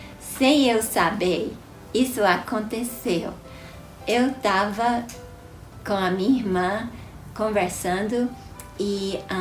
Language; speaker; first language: Portuguese; non-native, fluent; English